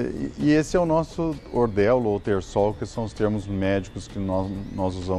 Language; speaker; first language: Portuguese; native; Portuguese